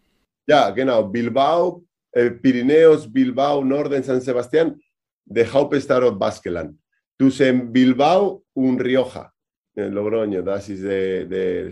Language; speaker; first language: German; non-native, learner; Spanish